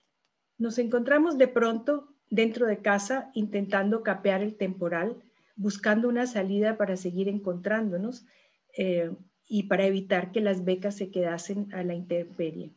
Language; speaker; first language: Spanish; native; Spanish